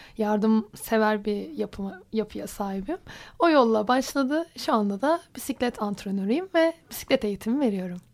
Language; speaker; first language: Turkish; native; Turkish